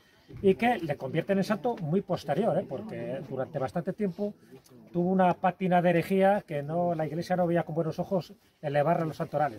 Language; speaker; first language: Spanish; native; Spanish